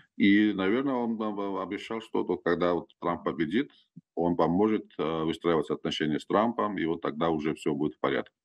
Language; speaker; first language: Russian; non-native, local second language; Georgian